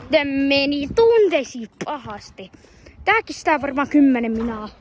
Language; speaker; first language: Finnish; native; Finnish